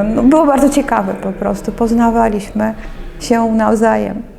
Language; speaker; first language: Polish; early bilingual, other home language; Russian